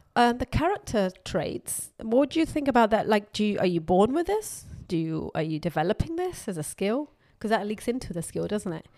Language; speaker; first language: English; non-native, local second language; Urdu